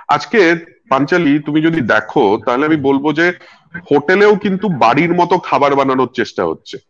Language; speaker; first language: Bangla; native; Bangla